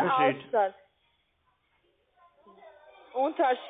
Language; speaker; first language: German; non-native, learner; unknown